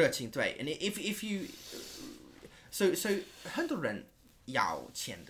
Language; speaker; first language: Chinese; non-native, learner; English